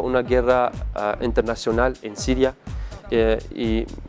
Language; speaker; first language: Spanish; non-native, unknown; Arabic